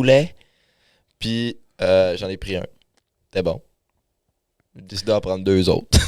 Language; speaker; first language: French; native; French